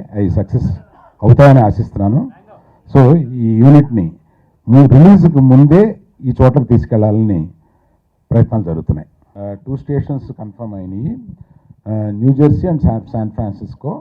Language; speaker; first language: Telugu; native; Telugu